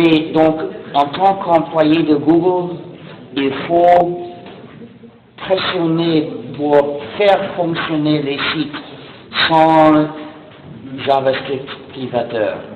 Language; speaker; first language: French; non-native, fluent; English